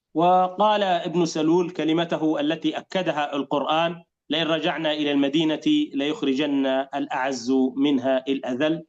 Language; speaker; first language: Arabic; native; Arabic